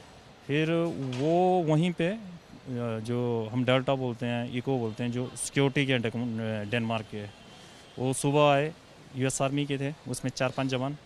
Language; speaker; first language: Hindi; native; Hindi